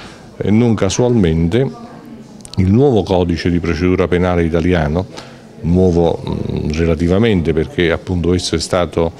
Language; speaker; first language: Italian; native; Italian